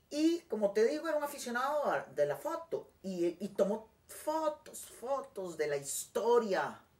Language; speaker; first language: Spanish; native; Spanish